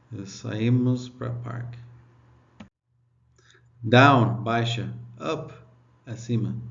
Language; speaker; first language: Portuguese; non-native, learner; English